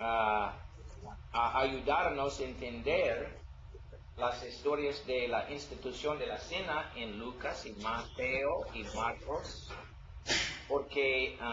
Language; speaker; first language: Spanish; non-native, learner; English